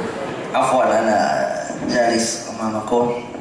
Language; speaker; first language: Arabic; non-native, fluent; Indonesian